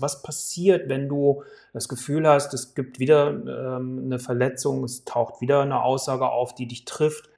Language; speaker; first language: German; native; German